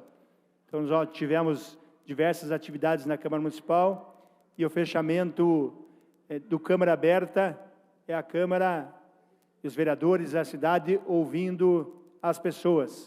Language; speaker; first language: Portuguese; native; Portuguese